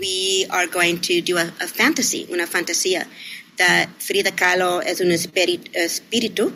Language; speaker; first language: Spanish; early bilingual, heritage; English